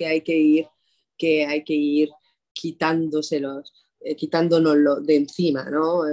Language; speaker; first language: Spanish; non-native, fluent; Arabic